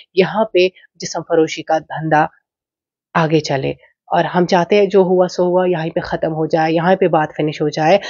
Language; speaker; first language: Hindi; non-native, local second language; Kashmiri